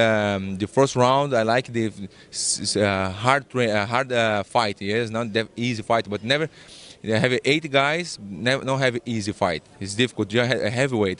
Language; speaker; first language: English; non-native, learner; Portuguese